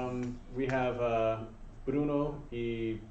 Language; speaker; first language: Spanish; non-native, fluent; English